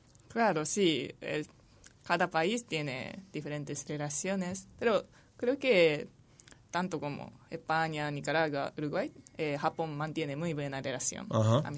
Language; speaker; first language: Spanish; non-native, fluent; Japanese